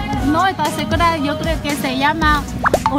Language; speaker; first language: Spanish; non-native, learner; Thai